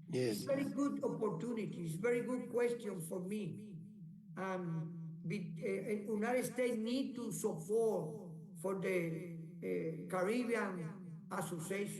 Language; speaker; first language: English; non-native, learner; Spanish